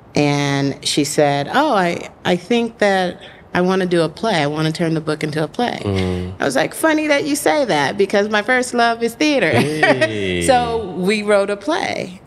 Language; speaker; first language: English; native; English